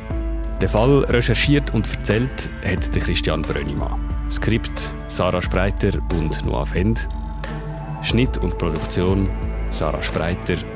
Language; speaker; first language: German; native; German